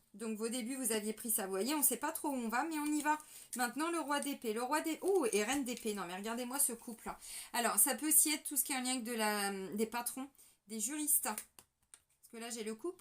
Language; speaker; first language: French; native; French